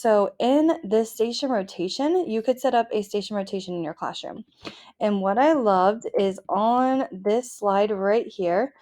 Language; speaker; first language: English; native; English